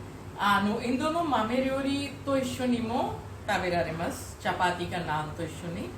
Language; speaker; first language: Japanese; non-native, fluent; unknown